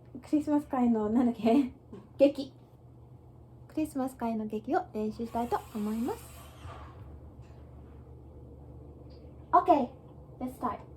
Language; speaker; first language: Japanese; early bilingual, heritage; Japanese